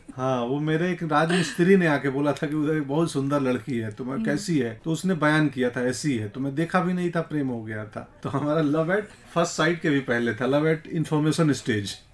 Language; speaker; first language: Hindi; native; Hindi